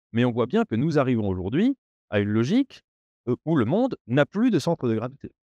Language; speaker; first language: French; native; French